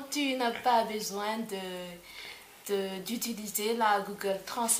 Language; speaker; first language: French; non-native, local second language; Malagasy